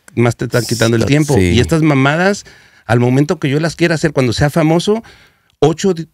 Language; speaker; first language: Spanish; early bilingual, heritage; Spanish